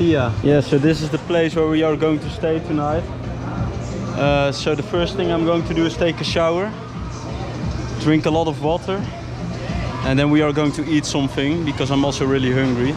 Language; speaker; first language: English; non-native, fluent; Dutch